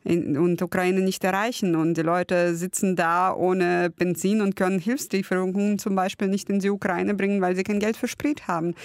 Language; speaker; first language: German; early bilingual, other home language; Russian